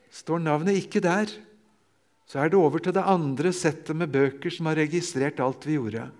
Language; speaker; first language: Norwegian; native; Norwegian